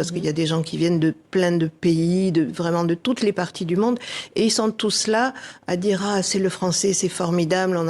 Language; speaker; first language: French; native; French